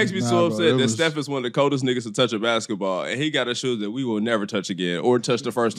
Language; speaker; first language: English; native; English